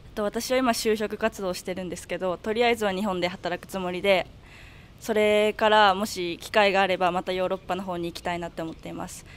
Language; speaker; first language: Japanese; native; Japanese